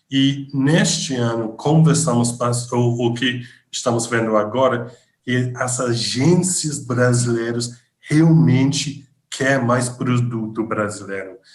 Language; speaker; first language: Portuguese; non-native, fluent; English